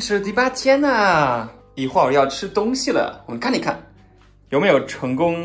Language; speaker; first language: Chinese; non-native, fluent; German